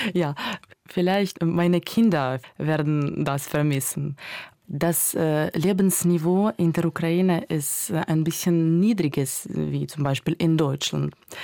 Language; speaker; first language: German; non-native, fluent; Ukrainian